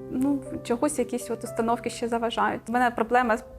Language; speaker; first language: Ukrainian; native; Ukrainian